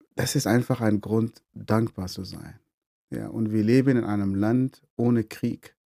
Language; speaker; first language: German; non-native, fluent; Arabic